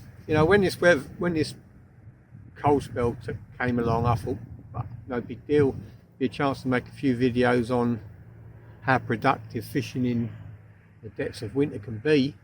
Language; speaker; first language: English; native; English